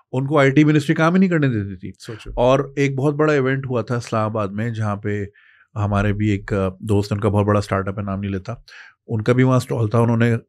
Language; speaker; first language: Urdu; native; Urdu